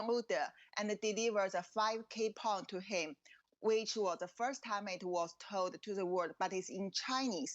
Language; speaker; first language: English; non-native, fluent; Chinese